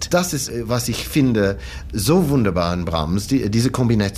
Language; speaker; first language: German; non-native, learner; English